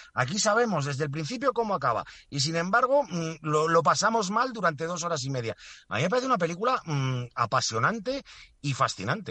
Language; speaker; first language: Spanish; native; Spanish